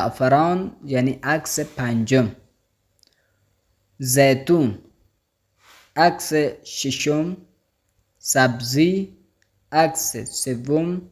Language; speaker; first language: Persian; non-native, fluent; Urdu